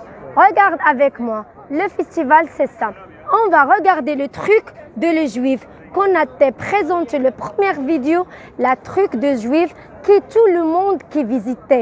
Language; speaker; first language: French; non-native, learner; Arabic